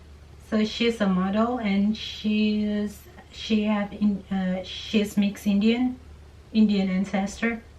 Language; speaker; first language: English; non-native, fluent; Indonesian